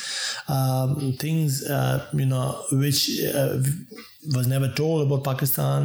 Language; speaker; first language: English; non-native, local second language; Urdu